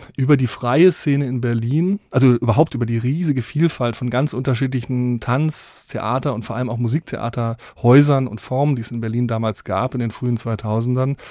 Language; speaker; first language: German; native; German